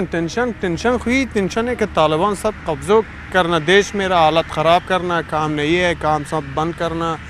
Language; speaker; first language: Hindi; non-native, learner; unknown